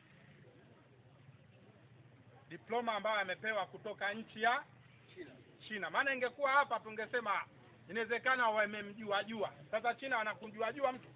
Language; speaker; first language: Swahili; native; Swahili